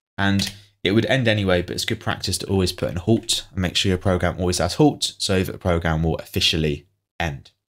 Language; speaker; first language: English; native; English